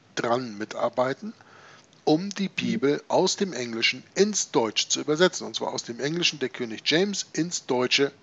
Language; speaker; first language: German; native; German